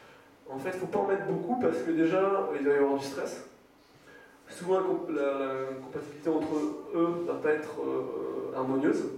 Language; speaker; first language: French; native; French